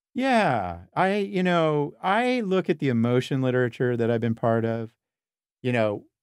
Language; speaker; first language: English; native; English